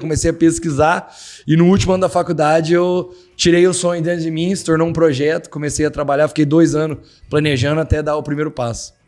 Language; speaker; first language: Portuguese; native; Portuguese